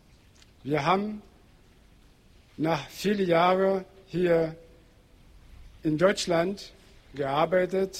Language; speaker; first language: German; non-native, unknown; Portuguese